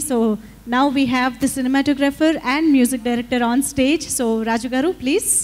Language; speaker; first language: Telugu; native; Telugu